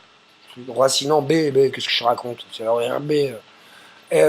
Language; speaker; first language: French; native; French